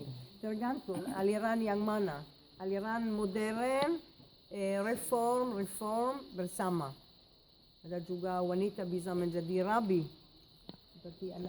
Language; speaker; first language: Indonesian; non-native, fluent; Hebrew